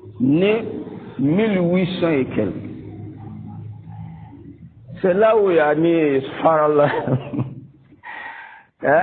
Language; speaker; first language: French; non-native, local second language; Lingala